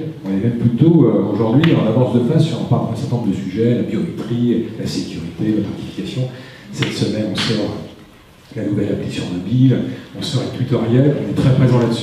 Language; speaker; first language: French; native; French